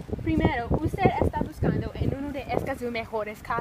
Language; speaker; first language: Spanish; non-native, learner; English